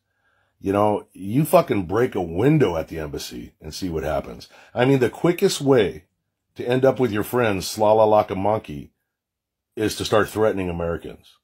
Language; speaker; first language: English; native; English